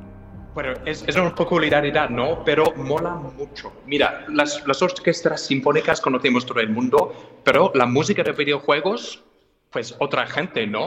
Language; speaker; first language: Spanish; non-native, fluent; English